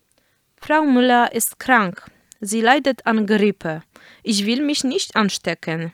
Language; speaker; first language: German; non-native, fluent; Polish